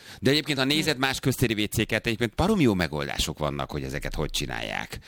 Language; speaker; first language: Hungarian; native; Hungarian